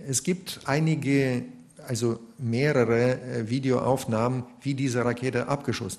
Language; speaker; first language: German; non-native, fluent; Russian